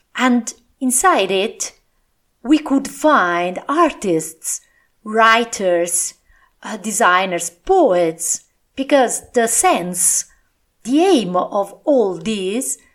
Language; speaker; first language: English; non-native, fluent; Italian